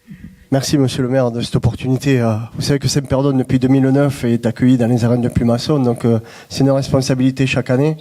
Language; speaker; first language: French; native; French